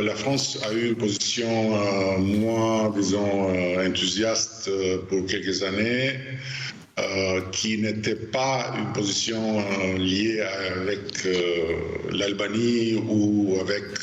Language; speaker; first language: French; non-native, fluent; Albanian